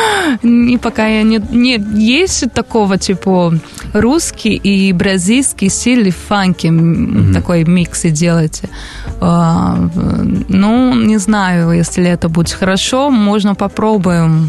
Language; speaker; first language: Russian; non-native, learner; Portuguese